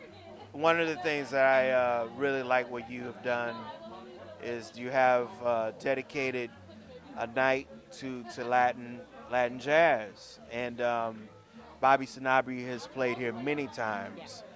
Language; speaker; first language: English; native; English